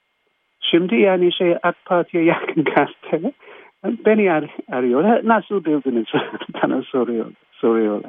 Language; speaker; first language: Turkish; non-native, fluent; English